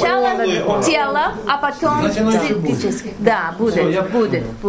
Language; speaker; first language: Russian; non-native, learner; English